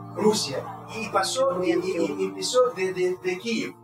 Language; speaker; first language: Spanish; non-native, fluent; Russian